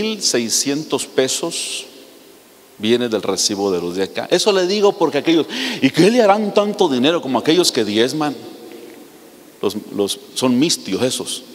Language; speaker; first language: Spanish; native; Spanish